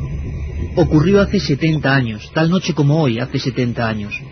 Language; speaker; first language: Spanish; native; Spanish